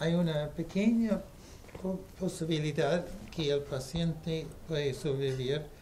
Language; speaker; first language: Spanish; non-native, fluent; English